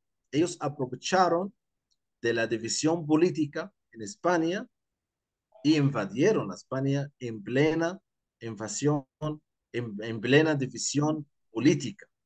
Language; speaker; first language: Spanish; non-native, fluent; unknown